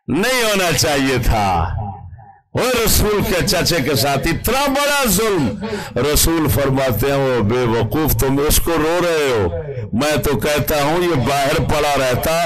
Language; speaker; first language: Urdu; non-native, local second language; Punjabi